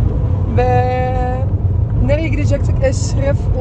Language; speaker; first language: Turkish; early bilingual, heritage; Turkish